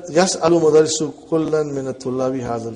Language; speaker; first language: Arabic; non-native, fluent; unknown